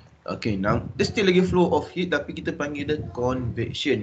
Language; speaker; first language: English; non-native, local second language; Malay